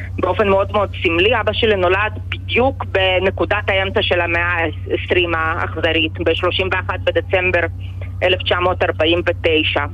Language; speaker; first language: Hebrew; early bilingual, other home language; Russian